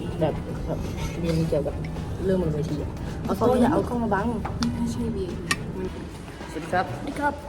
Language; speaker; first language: Thai; native; Thai